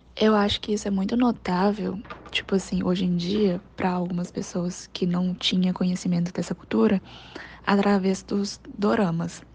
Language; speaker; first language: Portuguese; non-native, fluent; Chinese